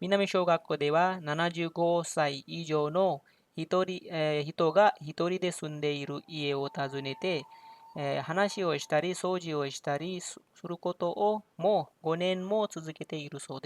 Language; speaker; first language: Japanese; non-native, fluent; Hindi